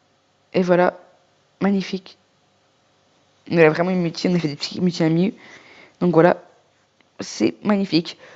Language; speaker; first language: French; native; French